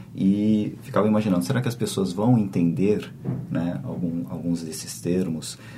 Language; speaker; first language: Portuguese; native; Portuguese